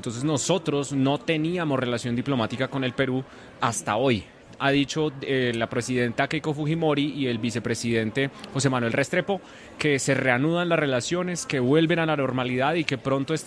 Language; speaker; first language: Spanish; native; Spanish